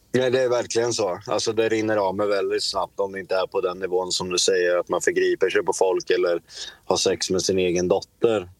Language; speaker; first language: Swedish; native; Swedish